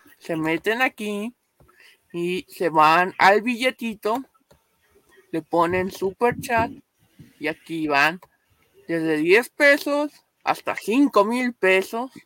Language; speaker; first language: Spanish; native; Spanish